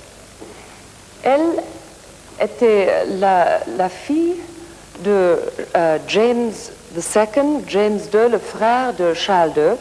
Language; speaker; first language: French; non-native, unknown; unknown